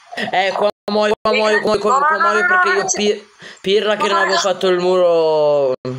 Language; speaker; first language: Italian; native; Italian